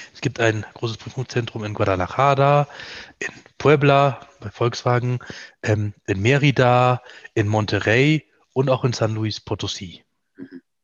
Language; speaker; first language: German; native; German